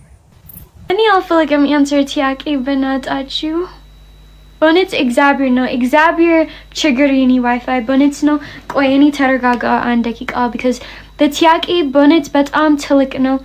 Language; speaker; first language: Amharic; early bilingual, heritage; Amharic